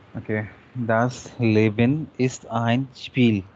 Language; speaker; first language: German; non-native, learner; Hindi